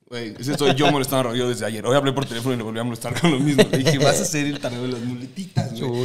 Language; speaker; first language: Spanish; native; Spanish